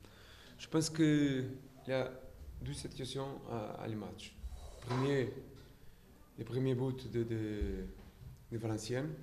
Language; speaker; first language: French; non-native, learner; Portuguese